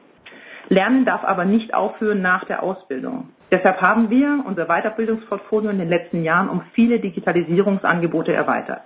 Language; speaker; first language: German; native; German